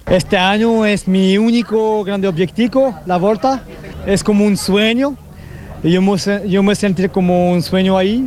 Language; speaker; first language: Portuguese; non-native, learner; French